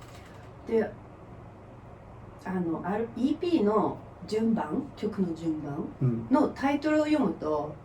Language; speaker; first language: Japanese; non-native, fluent; English